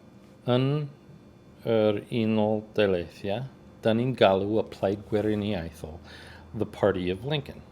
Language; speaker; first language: Welsh; non-native, learner; English